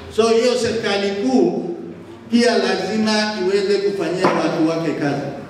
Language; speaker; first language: Swahili; non-native, local second language; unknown